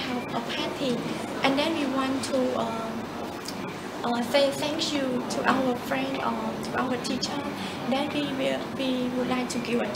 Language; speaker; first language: English; non-native, learner; Khmer